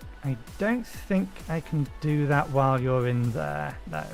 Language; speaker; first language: English; native; English